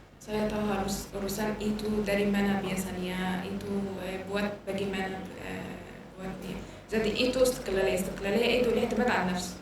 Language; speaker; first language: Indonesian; non-native, learner; Arabic